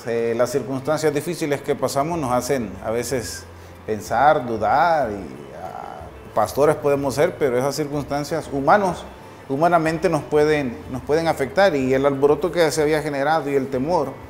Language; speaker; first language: Spanish; native; Spanish